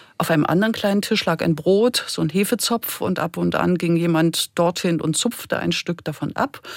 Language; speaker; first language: German; native; German